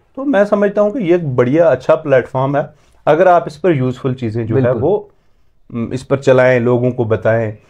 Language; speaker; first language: Hindi; native; Hindi